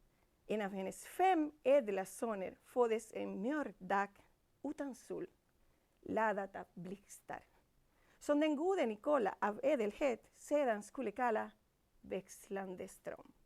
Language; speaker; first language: Swedish; non-native, fluent; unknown